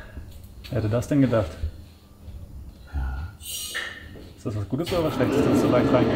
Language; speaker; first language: German; native; German